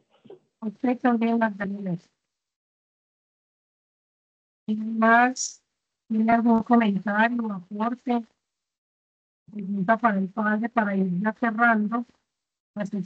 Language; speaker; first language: Spanish; native; Spanish